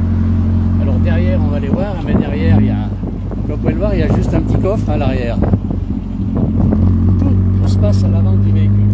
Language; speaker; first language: French; native; French